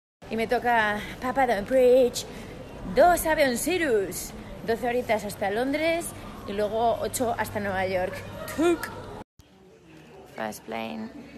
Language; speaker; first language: Spanish; native; Spanish